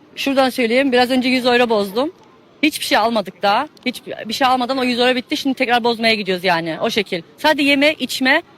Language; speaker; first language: Turkish; early bilingual, heritage; Turkish